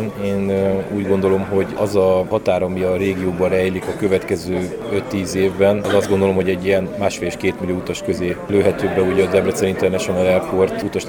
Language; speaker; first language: Hungarian; native; Hungarian